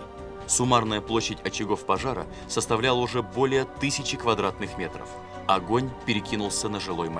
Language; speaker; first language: Russian; native; Russian